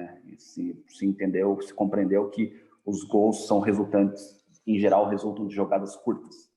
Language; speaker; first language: Portuguese; native; Portuguese